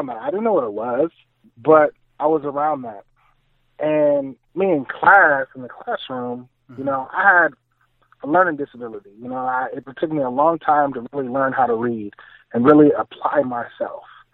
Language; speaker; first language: English; native; English